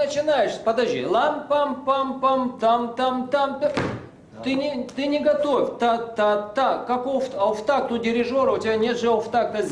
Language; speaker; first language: Russian; native; Russian